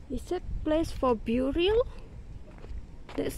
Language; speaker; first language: English; non-native, learner; Indonesian